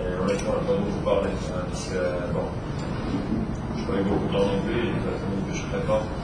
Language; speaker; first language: French; non-native, local second language; Swiss German